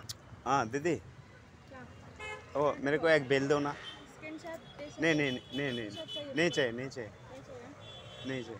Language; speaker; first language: Hindi; non-native, learner; Bangla